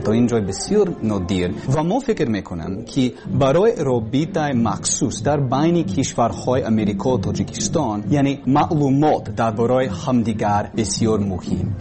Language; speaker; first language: Persian; non-native, learner; English